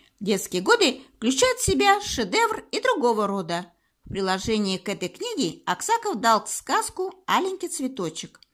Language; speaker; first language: Russian; native; Russian